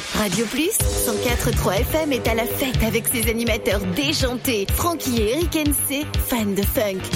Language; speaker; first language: French; native; French